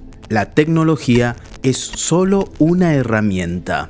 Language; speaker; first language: Spanish; native; Spanish